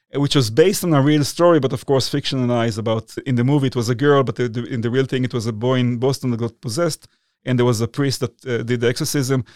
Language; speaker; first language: English; non-native, fluent; Hebrew